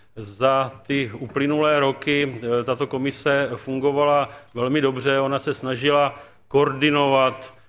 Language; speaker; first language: Czech; native; Czech